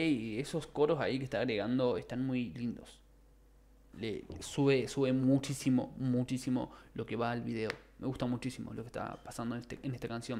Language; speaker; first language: Spanish; native; Spanish